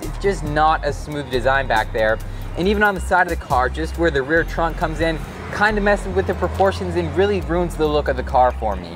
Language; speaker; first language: English; native; English